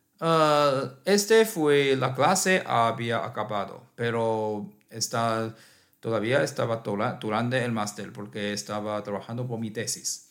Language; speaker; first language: Spanish; non-native, learner; Chinese